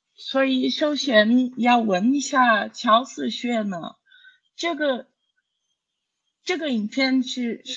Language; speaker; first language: Chinese; non-native, fluent; Portuguese